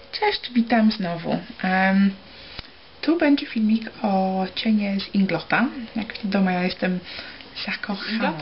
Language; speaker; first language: Polish; early bilingual, heritage; Polish